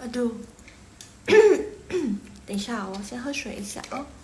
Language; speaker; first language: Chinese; non-native, local second language; Indonesian